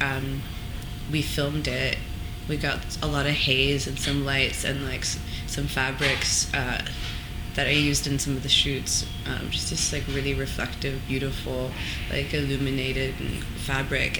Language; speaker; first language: English; native; English